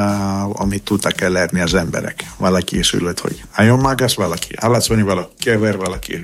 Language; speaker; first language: Hungarian; non-native, learner; Greek